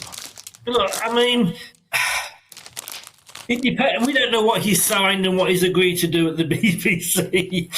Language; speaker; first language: English; native; English